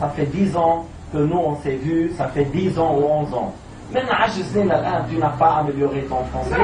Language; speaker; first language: French; non-native, fluent; Arabic